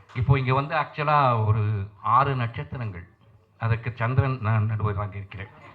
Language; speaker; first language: Tamil; non-native, local second language; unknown